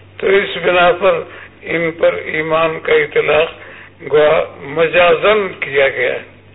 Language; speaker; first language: Urdu; native; Urdu